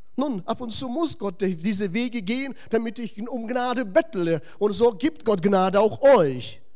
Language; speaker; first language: German; non-native, fluent; Russian